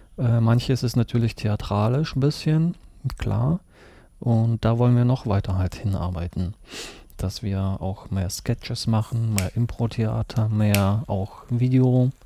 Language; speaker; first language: German; early bilingual, other home language; Russian